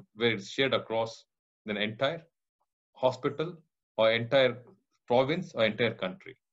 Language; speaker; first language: English; non-native, local second language; Kannada